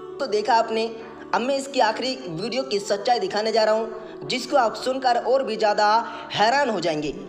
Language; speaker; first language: Hindi; native; Hindi